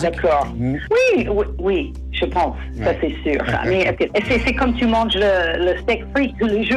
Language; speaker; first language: French; non-native, fluent; English